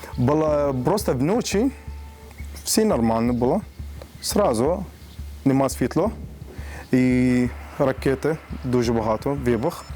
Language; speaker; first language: Ukrainian; non-native, learner; Arabic